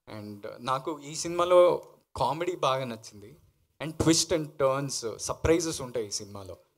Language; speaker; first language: Telugu; native; Telugu